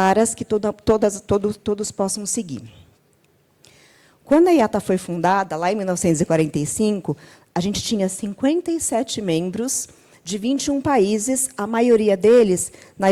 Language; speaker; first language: Portuguese; native; Portuguese